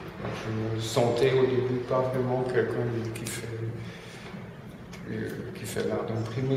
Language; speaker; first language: French; non-native, fluent; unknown